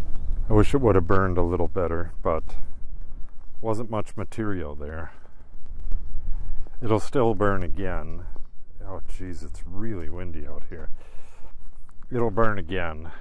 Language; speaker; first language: English; native; English